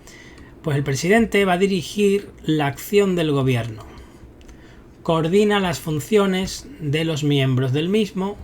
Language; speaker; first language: Spanish; native; Spanish